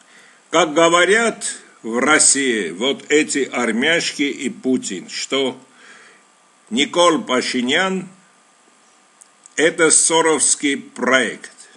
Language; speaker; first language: Russian; non-native, local second language; Armenian